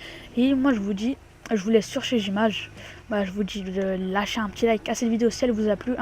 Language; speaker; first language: French; native; French